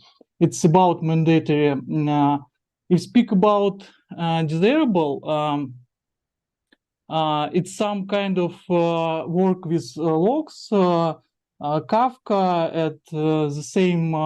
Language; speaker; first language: English; non-native, learner; Russian